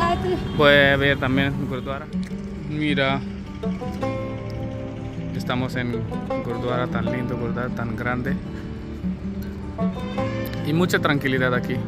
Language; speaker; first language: Spanish; non-native, learner; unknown